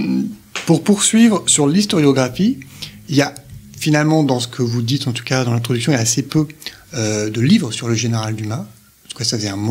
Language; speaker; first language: French; native; French